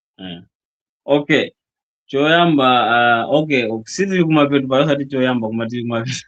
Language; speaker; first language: Nyanja; non-native, local second language; Yao